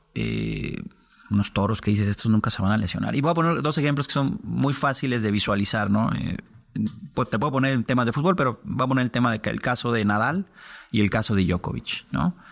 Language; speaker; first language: Spanish; native; Spanish